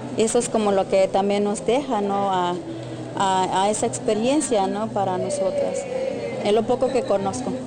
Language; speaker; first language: Spanish; non-native, local second language; Tzotzil